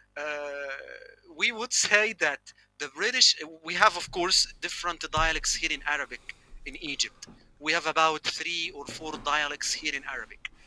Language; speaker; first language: English; non-native, fluent; Arabic